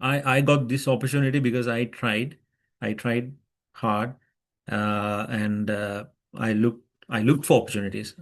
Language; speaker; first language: English; non-native, local second language; Sinhala